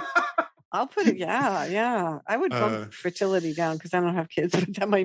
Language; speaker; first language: English; native; English